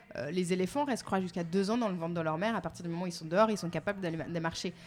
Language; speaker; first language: French; native; French